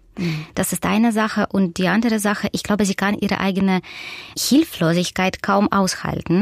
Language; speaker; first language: German; non-native, fluent; Russian